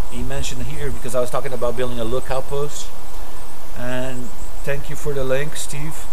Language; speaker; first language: English; non-native, fluent; Portuguese